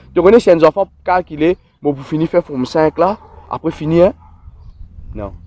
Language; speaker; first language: French; non-native, local second language; Morisyen